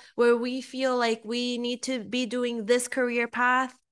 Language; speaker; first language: English; early bilingual, other home language; Spanish